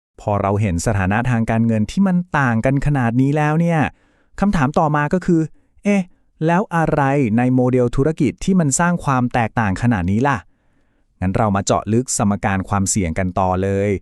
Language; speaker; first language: Thai; native; Thai